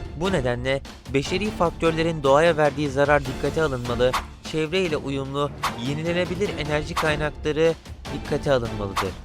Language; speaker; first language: Turkish; native; Turkish